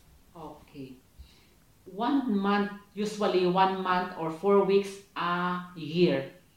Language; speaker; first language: English; non-native, local second language; Hiligaynon